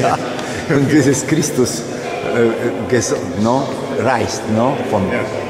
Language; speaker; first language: German; non-native, learner; Italian